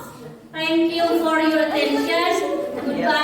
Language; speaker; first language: English; non-native, learner; Indonesian